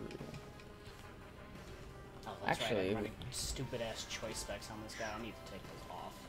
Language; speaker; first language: English; native; English